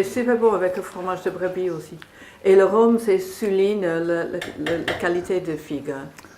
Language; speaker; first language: French; non-native, fluent; English